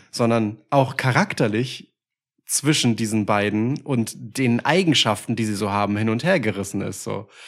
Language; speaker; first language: German; early bilingual, other home language; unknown